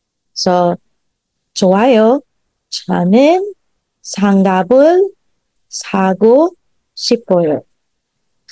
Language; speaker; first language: Korean; non-native, fluent; Filipino